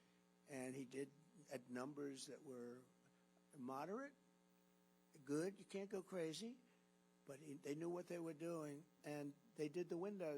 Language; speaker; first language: English; native; English